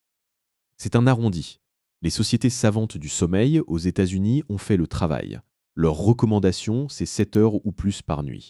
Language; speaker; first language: French; native; French